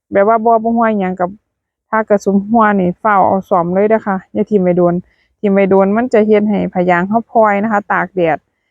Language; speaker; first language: Thai; native; Thai